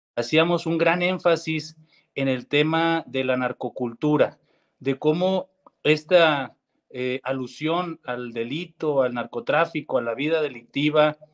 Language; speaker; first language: Spanish; native; Spanish